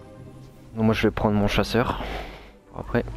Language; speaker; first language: French; native; French